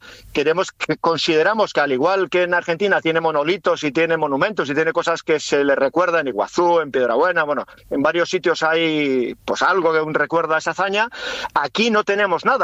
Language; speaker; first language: Spanish; native; Spanish